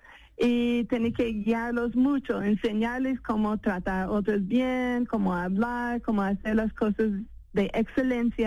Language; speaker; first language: Spanish; non-native, fluent; English